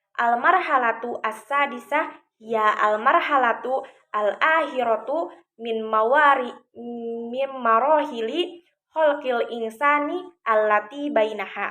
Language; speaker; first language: Arabic; non-native, learner; Indonesian